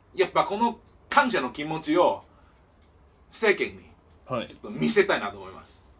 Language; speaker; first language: Japanese; non-native, fluent; Chinese